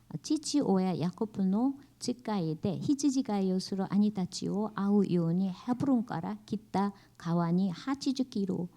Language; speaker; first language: Japanese; non-native, learner; Korean